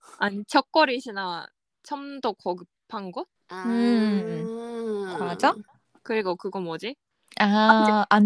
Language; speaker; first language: Korean; non-native, fluent; Japanese